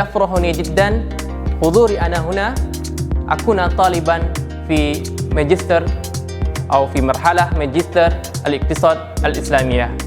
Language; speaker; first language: Arabic; non-native, learner; Indonesian